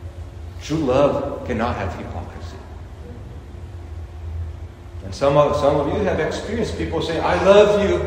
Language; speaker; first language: English; non-native, fluent; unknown